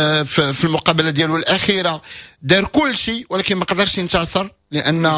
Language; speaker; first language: Arabic; native; Arabic